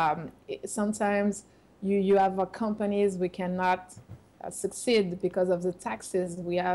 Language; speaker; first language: English; non-native, fluent; French